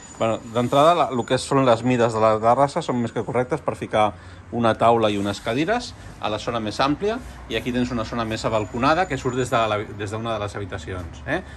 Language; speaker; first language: Catalan; non-native, local second language; Spanish